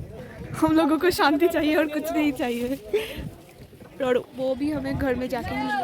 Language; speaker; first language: Hindi; non-native, local second language; Bangla